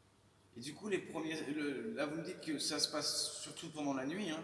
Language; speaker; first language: French; native; French